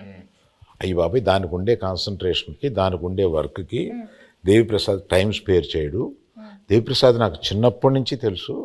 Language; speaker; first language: Telugu; native; Telugu